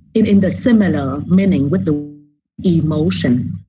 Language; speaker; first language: English; non-native, fluent; Vietnamese